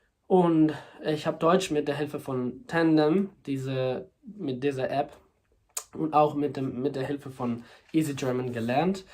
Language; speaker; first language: German; non-native, fluent; Spanish